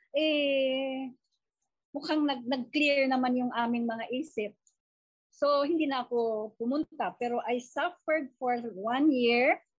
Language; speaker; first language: Filipino; non-native, local second language; Cebuano